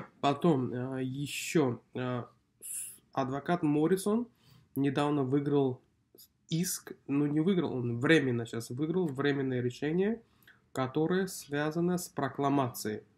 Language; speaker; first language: Russian; non-native, local second language; Uzbek